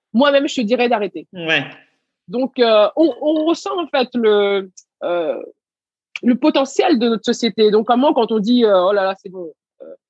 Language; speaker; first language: French; early bilingual, other home language; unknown